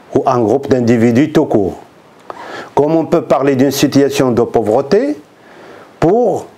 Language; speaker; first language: French; non-native, local second language; Arabic